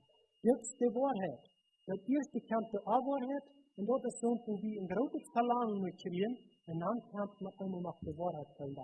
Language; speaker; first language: German; non-native, learner; Low German